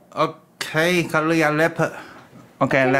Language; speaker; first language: English; non-native, learner; Thai